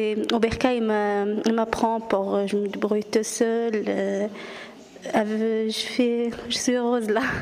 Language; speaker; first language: French; non-native, learner; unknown